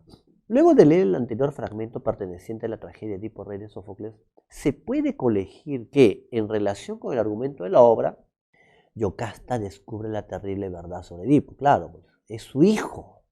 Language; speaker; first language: Spanish; native; Spanish